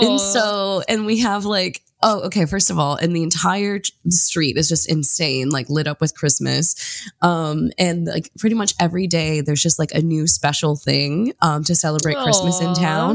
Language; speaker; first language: English; native; English